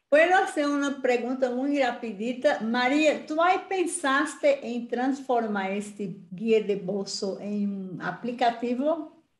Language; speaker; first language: Spanish; non-native, learner; Portuguese